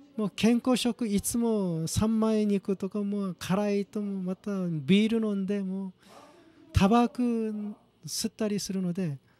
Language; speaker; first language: Japanese; non-native, fluent; Korean